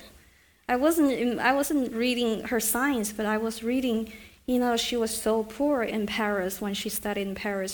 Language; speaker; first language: English; non-native, fluent; Chinese